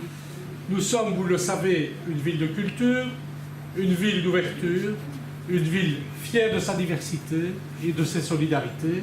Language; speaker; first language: French; native; French